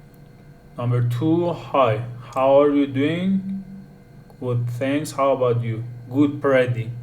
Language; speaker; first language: English; non-native, learner; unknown